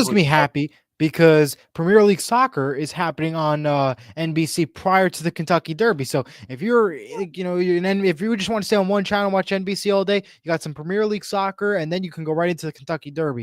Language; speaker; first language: English; native; English